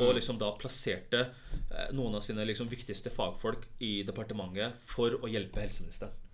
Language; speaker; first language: Norwegian; early bilingual, other home language; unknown